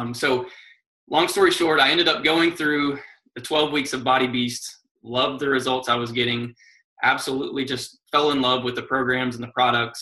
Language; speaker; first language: English; native; English